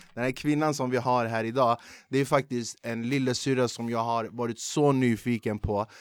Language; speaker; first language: Swedish; early bilingual, other home language; Kurdish